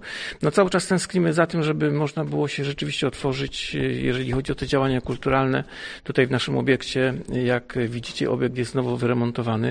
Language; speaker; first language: Polish; native; Polish